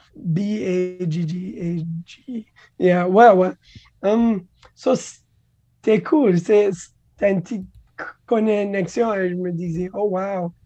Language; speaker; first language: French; non-native, local second language; English